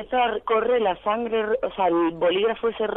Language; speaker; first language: Spanish; native; Spanish